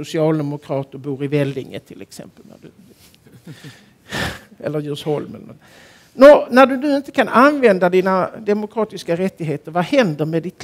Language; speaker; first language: Swedish; native; Swedish